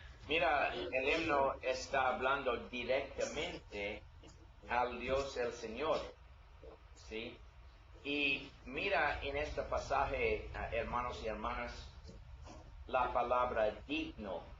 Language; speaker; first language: Spanish; non-native, learner; English